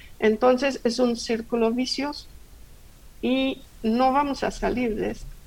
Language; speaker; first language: Spanish; non-native, fluent; English